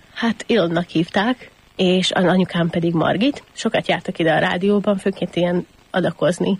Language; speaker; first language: Hungarian; native; Hungarian